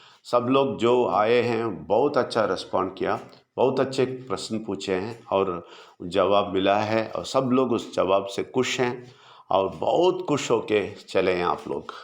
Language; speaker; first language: Hindi; non-native, local second language; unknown